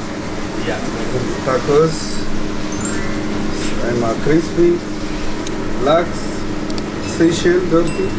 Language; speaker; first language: German; non-native, learner; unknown